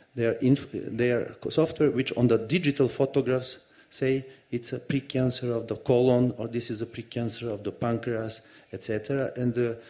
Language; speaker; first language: English; non-native, fluent; Serbian